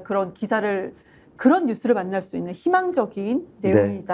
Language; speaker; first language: Korean; native; Korean